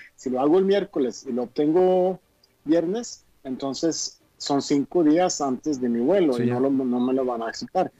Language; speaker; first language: Spanish; non-native, fluent; Swedish